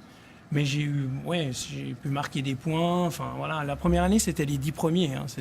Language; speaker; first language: French; native; French